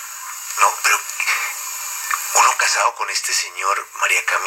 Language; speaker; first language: Spanish; native; Spanish